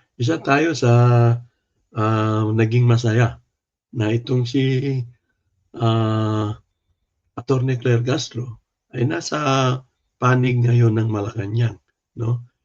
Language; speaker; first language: Filipino; non-native, local second language; Cebuano